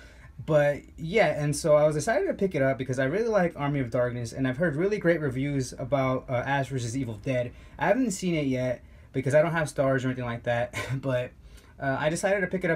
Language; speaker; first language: English; native; English